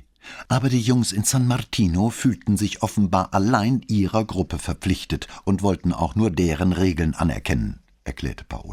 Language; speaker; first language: German; native; German